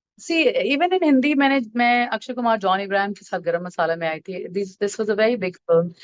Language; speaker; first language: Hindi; non-native, local second language; Bhojpuri